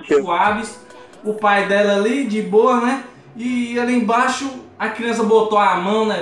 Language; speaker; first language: Portuguese; native; Portuguese